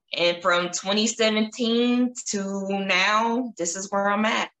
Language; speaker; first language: English; native; English